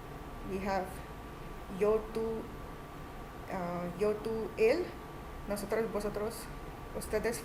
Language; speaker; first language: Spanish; non-native, fluent; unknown